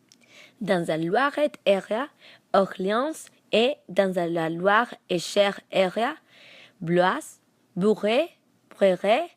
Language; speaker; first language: French; non-native, learner; Spanish